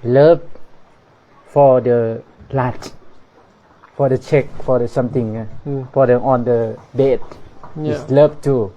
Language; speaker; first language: English; non-native, learner; Thai